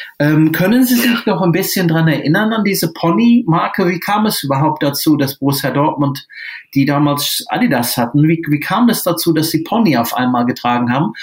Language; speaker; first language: German; non-native, fluent; English